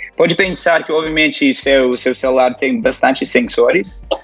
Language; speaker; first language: Portuguese; non-native, fluent; English